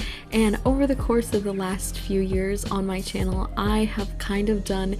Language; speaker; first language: English; native; English